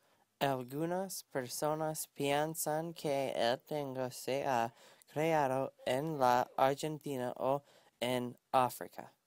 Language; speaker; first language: Spanish; non-native, learner; English